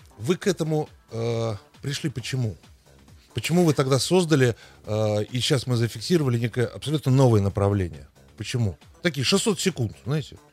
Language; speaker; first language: Russian; native; Russian